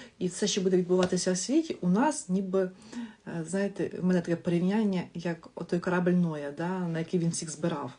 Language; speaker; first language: Ukrainian; non-native, local second language; Russian